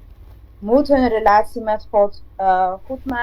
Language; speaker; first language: Dutch; non-native, local second language; Papiamento